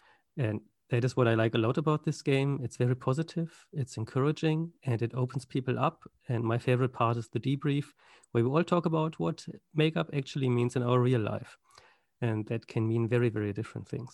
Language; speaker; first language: English; non-native, fluent; German